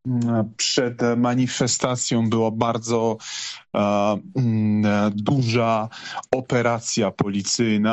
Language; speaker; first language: Polish; non-native, fluent; Georgian